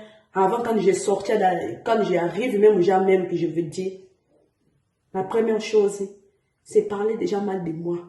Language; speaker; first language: French; non-native, learner; Portuguese